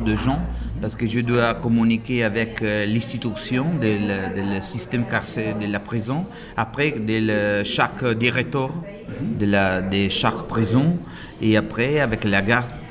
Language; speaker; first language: French; non-native, learner; Italian